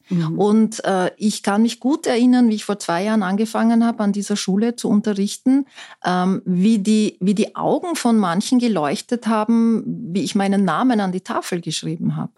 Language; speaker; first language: German; non-native, fluent; Turkish